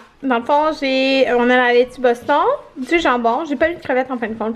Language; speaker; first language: French; native; French